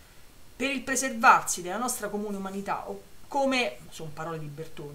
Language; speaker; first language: Italian; native; Italian